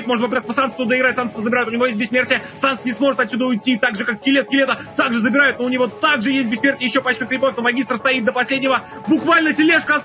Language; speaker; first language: Russian; native; Russian